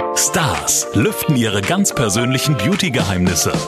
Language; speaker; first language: German; early bilingual, other home language; Spanish